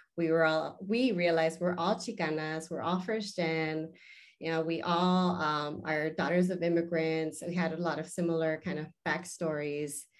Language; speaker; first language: English; early bilingual, other home language; Spanish